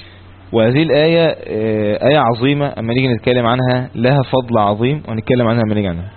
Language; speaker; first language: Arabic; native; Arabic